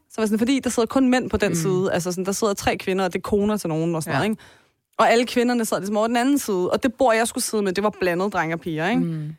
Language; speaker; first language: Danish; early bilingual, other home language; Persian